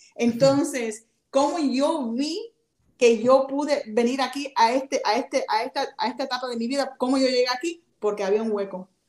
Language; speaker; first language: Spanish; native; Spanish